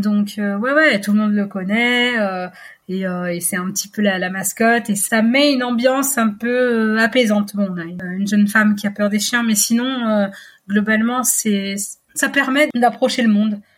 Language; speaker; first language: French; native; French